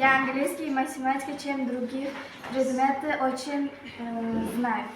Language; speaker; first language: Russian; non-native, learner; Uzbek